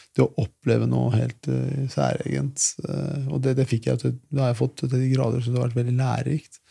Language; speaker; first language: Norwegian; early bilingual, other home language; Persian